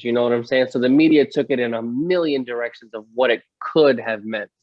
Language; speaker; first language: English; native; English